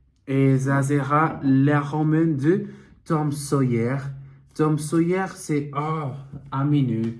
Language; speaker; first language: French; non-native, learner; Portuguese